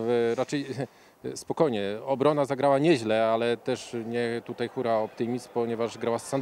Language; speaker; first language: Polish; native; Polish